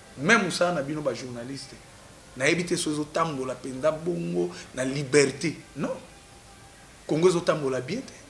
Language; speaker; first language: Lingala; native; Lingala